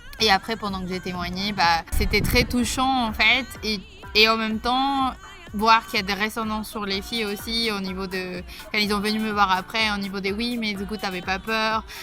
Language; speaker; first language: French; non-native, fluent; Spanish